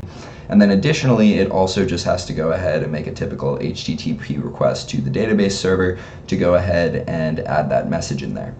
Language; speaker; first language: English; native; English